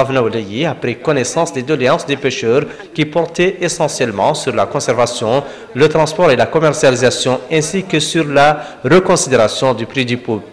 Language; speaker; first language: French; non-native, local second language; Arabic